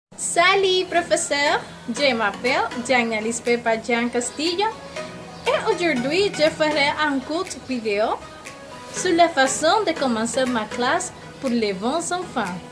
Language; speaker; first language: French; non-native, learner; Spanish